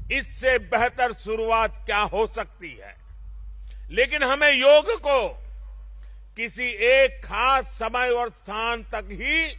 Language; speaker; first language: Hindi; non-native, local second language; Gujarati